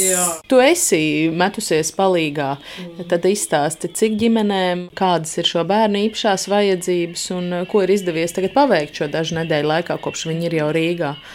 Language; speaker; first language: Latvian; native; Latvian